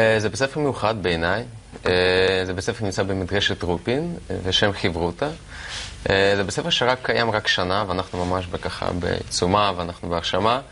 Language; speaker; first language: Hebrew; non-native, fluent; Russian